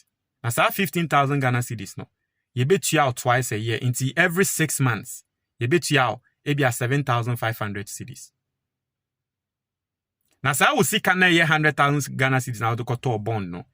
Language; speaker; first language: English; non-native, local second language; Akan